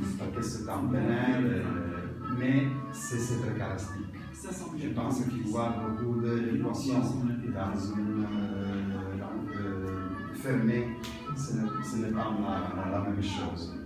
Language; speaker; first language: French; non-native, learner; Italian